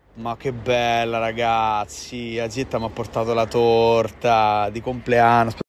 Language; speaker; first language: Italian; native; Italian